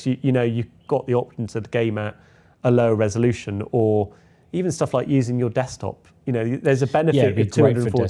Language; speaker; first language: English; native; English